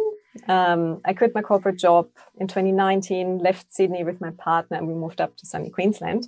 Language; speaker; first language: English; non-native, fluent; German